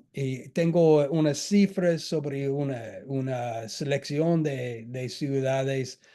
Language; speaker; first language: Spanish; non-native, fluent; English